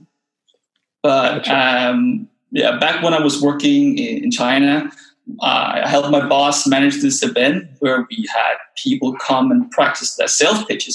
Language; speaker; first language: English; non-native, fluent; Danish